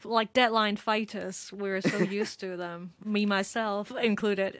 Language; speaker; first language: English; non-native, local second language; Cantonese